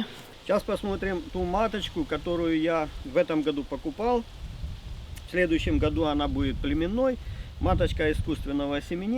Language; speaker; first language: Russian; native; Russian